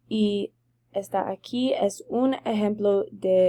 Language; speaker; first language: Spanish; non-native, learner; English